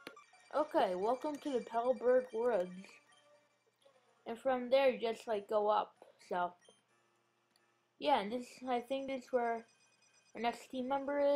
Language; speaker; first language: English; native; English